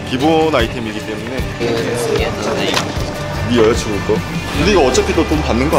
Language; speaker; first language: Korean; native; Korean